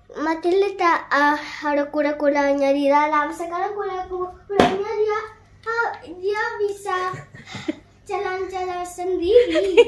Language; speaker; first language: Indonesian; non-native, learner; Spanish